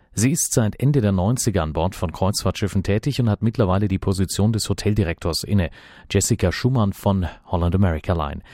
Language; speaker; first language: German; native; German